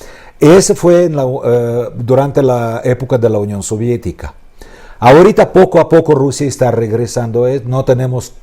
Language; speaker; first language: Spanish; non-native, fluent; Russian